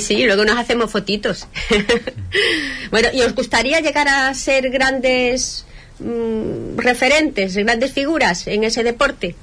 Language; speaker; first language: Spanish; native; Spanish